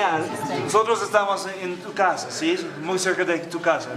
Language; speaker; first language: Spanish; non-native, learner; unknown